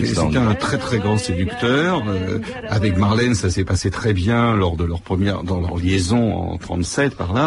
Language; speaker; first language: French; native; French